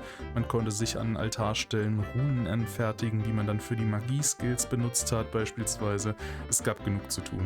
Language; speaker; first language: German; native; German